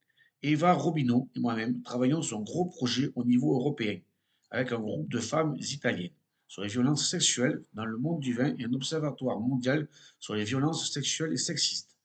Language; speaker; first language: French; native; French